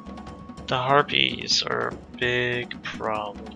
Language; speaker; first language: English; native; English